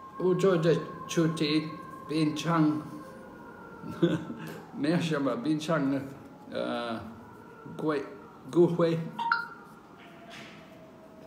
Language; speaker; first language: Chinese; non-native, learner; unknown